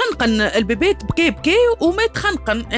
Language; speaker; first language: Arabic; native; Arabic